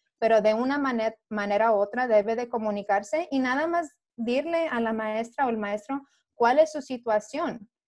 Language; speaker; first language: Spanish; early bilingual, heritage; Spanish